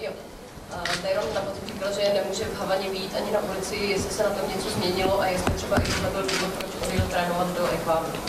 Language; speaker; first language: Czech; native; Czech